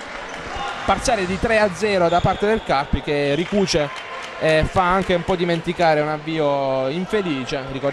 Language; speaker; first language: Italian; native; Italian